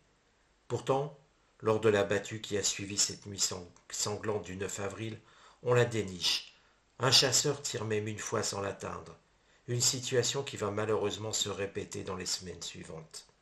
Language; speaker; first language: French; native; French